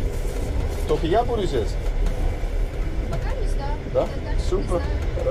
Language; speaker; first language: Russian; non-native, learner; English